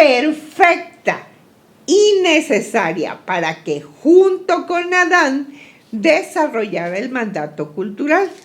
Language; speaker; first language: Spanish; native; Spanish